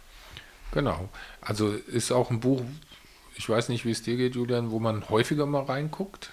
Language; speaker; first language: German; native; German